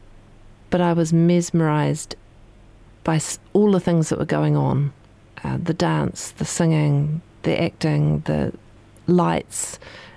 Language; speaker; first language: English; native; English